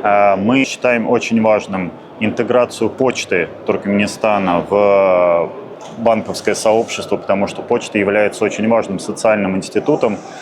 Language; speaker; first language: Russian; native; Russian